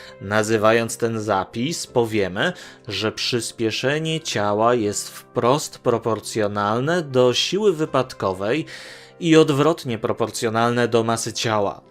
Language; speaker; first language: Polish; native; Polish